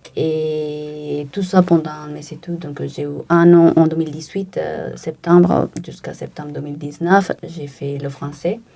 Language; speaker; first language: French; non-native, fluent; Spanish